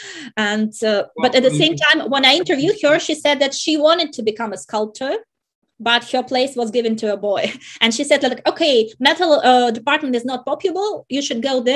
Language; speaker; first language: English; non-native, fluent; Russian